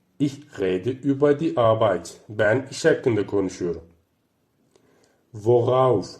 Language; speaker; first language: Turkish; native; Turkish